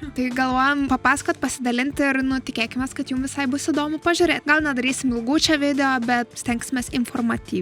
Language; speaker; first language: Lithuanian; native; Lithuanian